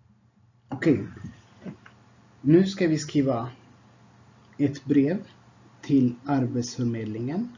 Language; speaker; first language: Swedish; non-native, fluent; Tigrinya